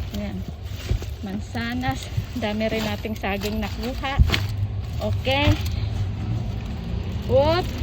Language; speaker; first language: Filipino; native; Filipino